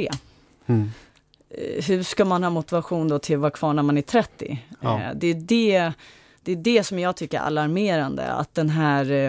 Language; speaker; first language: Swedish; native; Swedish